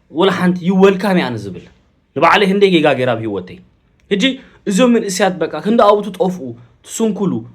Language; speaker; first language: Tigrinya; early bilingual, heritage; Tigrinya